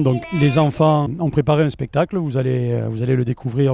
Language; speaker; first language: French; native; French